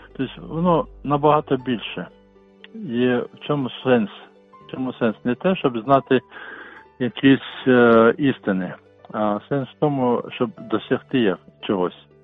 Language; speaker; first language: Ukrainian; non-native, local second language; Russian